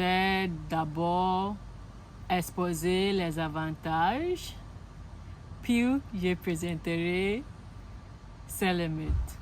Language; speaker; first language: French; non-native, learner; Akan